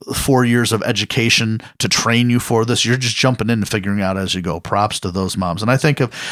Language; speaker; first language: English; native; English